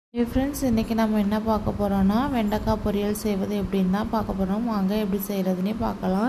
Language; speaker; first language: Tamil; native; Tamil